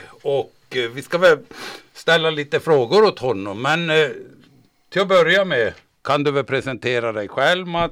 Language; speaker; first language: Swedish; native; Swedish